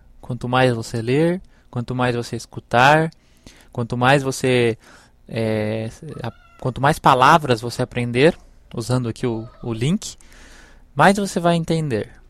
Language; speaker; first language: Portuguese; native; Portuguese